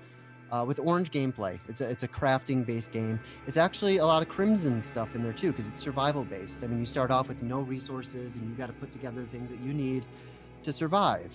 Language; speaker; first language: English; native; English